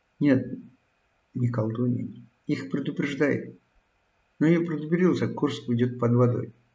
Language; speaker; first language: Russian; non-native, local second language; Kazakh